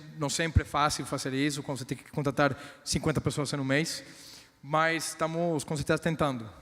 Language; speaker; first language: Portuguese; non-native, fluent; Spanish